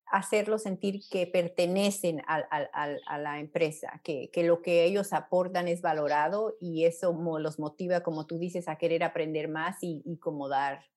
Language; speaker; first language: Spanish; native; Spanish